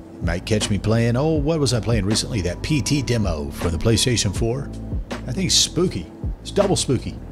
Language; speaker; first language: English; native; English